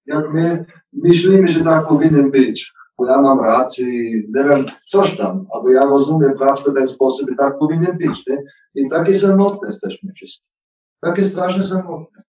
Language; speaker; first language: Polish; non-native, learner; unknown